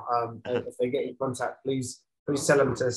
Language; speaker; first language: English; native; English